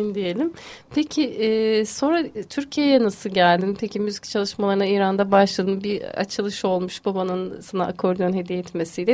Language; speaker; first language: Turkish; native; Turkish